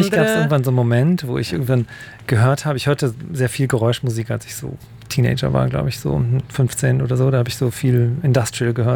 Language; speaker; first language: German; native; German